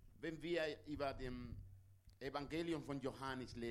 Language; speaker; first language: German; non-native, learner; Spanish